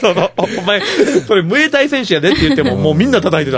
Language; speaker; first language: Japanese; native; Japanese